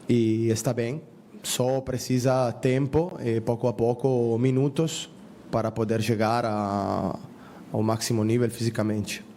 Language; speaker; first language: Portuguese; non-native, fluent; Spanish